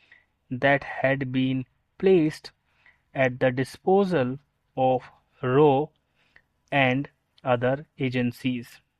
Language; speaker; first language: English; non-native, local second language; Hindi